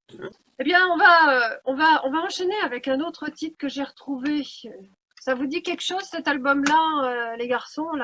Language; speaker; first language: French; native; French